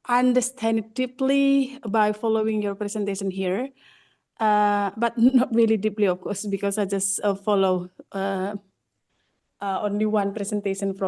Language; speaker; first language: English; non-native, fluent; Indonesian